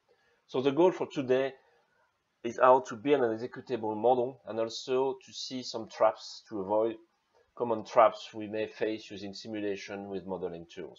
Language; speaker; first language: English; non-native, fluent; French